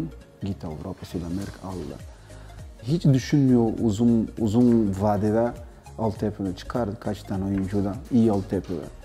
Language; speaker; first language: Turkish; non-native, learner; Portuguese